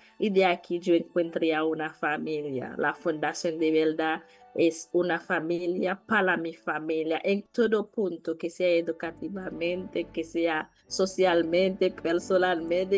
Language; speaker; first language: Spanish; non-native, learner; Haitian Creole